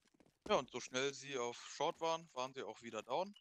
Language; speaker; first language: German; native; German